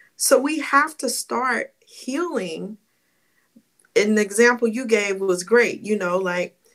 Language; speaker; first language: English; native; English